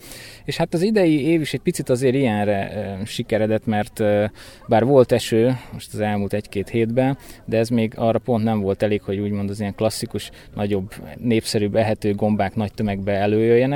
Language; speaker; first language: Hungarian; native; Hungarian